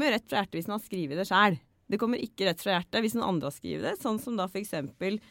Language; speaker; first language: Norwegian; native; Norwegian